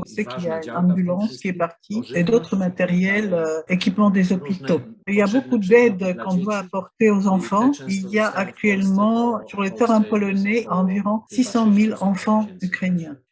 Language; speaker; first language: French; non-native, fluent; Polish